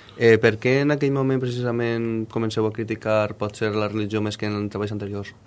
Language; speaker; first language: Catalan; native; Catalan